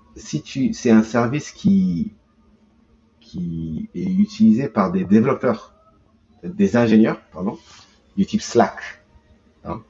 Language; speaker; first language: French; early bilingual, heritage; Japanese